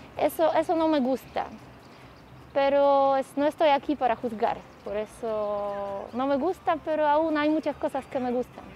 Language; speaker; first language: Spanish; non-native, learner; Polish